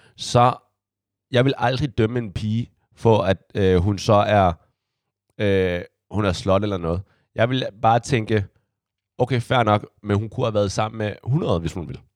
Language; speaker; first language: Danish; early bilingual, other home language; Chinese